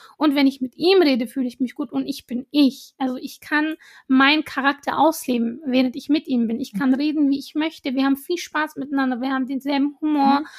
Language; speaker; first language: German; early bilingual, other home language; Arabic